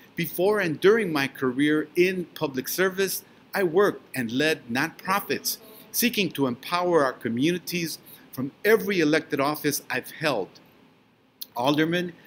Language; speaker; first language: English; early bilingual, other home language; Spanish